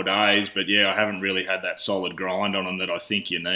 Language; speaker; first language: English; native; English